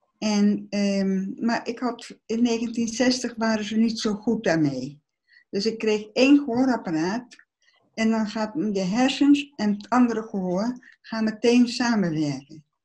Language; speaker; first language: Dutch; early bilingual, other home language; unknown